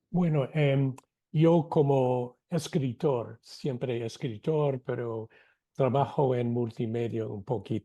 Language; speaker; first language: Spanish; non-native, fluent; English